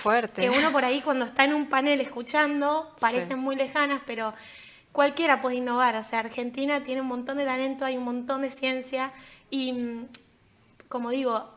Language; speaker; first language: Spanish; native; Spanish